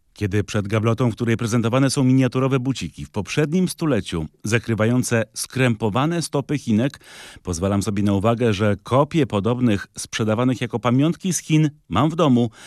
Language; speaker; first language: Polish; native; Polish